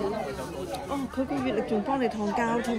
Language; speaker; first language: Chinese; native; Chinese